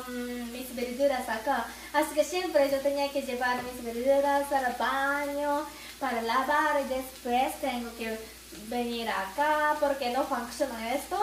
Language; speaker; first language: Spanish; non-native, learner; Japanese